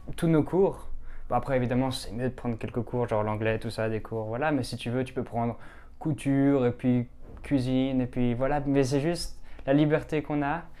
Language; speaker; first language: French; native; French